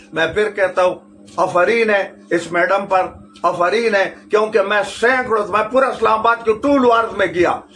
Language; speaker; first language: Urdu; non-native, local second language; Pashto